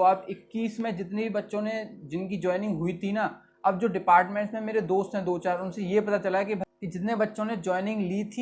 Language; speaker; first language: Hindi; native; Hindi